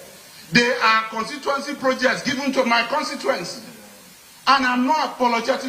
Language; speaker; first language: English; non-native, local second language; Yoruba